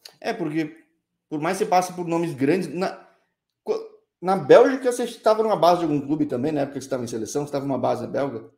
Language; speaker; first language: Portuguese; native; Portuguese